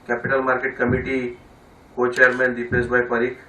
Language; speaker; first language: English; non-native, local second language; Gujarati